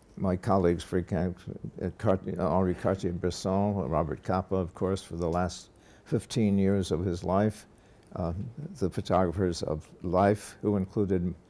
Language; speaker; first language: English; native; English